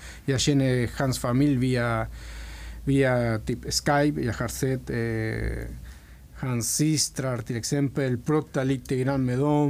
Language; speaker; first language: Swedish; non-native, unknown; Spanish